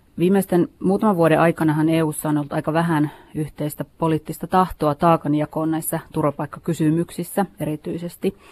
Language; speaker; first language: Finnish; native; Finnish